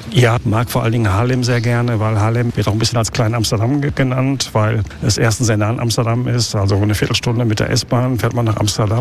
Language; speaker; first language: German; native; German